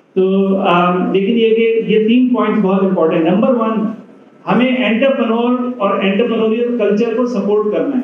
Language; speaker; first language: Urdu; native; Urdu